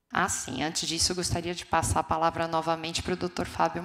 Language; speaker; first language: Portuguese; native; Portuguese